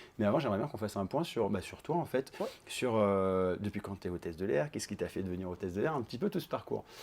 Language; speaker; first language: French; native; French